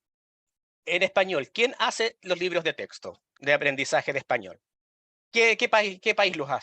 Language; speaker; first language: Spanish; native; Spanish